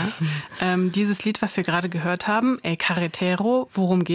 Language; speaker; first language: German; native; German